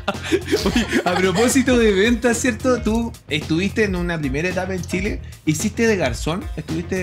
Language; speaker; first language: Spanish; native; Spanish